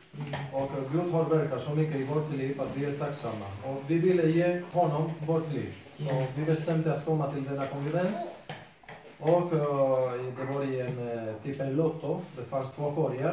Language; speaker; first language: Swedish; non-native, fluent; Spanish